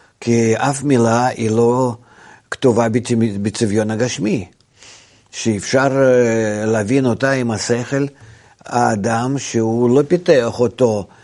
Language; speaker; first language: Hebrew; non-native, fluent; Russian